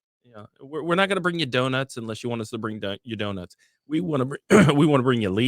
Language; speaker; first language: English; native; English